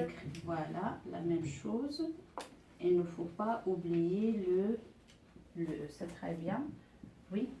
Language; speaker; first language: French; non-native, local second language; Arabic